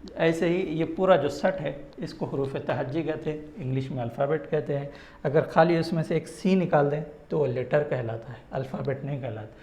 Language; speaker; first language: Urdu; native; Urdu